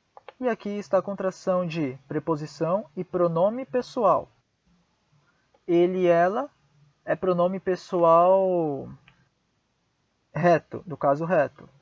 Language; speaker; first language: Portuguese; non-native, fluent; Spanish